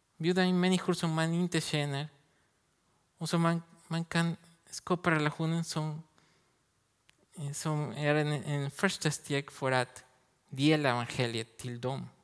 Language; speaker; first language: Swedish; non-native, learner; Spanish